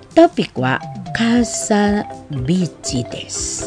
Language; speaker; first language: Japanese; non-native, fluent; Indonesian